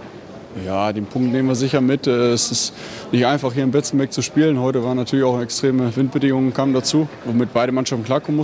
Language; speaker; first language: German; native; German